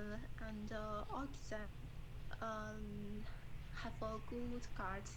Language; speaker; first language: English; non-native, learner; Chinese